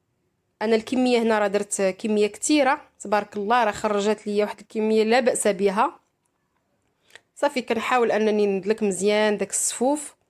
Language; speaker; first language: Arabic; native; Arabic